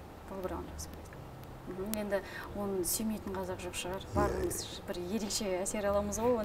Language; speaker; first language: Kazakh; native; Kazakh